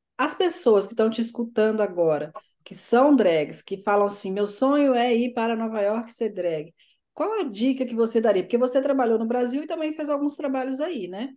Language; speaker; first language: Portuguese; native; Portuguese